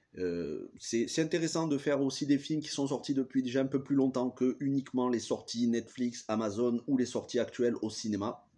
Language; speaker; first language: French; native; French